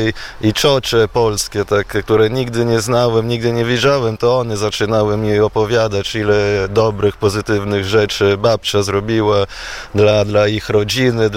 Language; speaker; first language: Polish; non-native, fluent; Italian